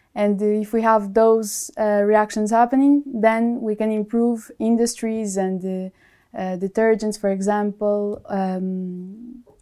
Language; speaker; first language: English; non-native, fluent; Portuguese